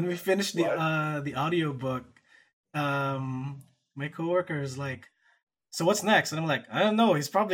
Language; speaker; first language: English; non-native, local second language; Filipino